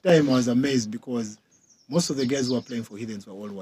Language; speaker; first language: English; non-native, local second language; Ganda